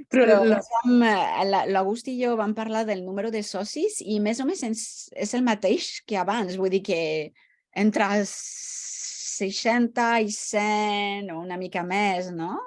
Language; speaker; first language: Catalan; non-native, fluent; French